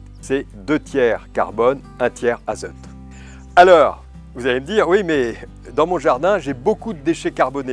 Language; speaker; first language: French; native; French